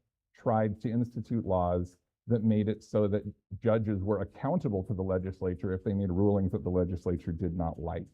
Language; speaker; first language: English; native; English